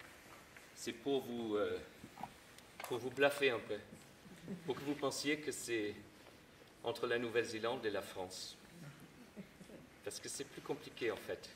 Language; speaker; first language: French; non-native, fluent; English